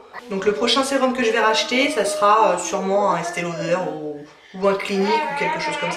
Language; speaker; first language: French; native; French